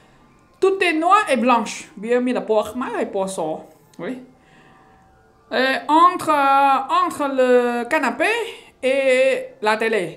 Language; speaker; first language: French; non-native, learner; Khmer